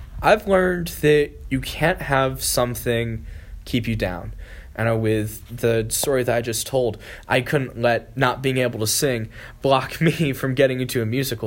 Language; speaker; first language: English; native; English